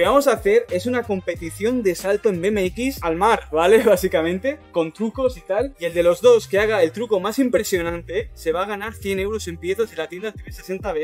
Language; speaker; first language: Spanish; native; Spanish